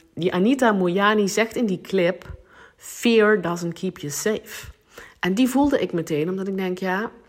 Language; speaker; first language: Dutch; non-native, local second language; Limburgish